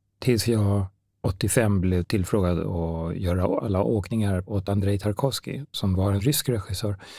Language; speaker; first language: Swedish; native; Swedish